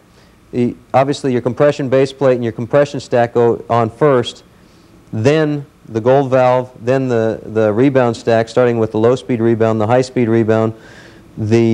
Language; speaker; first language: English; native; English